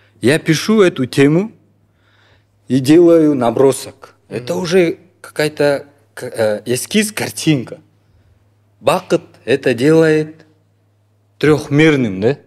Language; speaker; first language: Russian; non-native, local second language; Kyrgyz